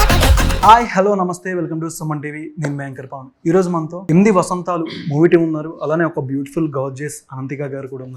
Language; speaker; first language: Telugu; native; Telugu